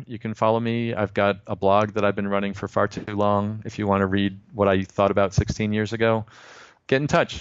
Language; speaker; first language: English; native; English